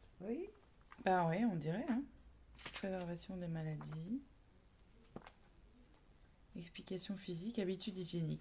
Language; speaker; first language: French; native; French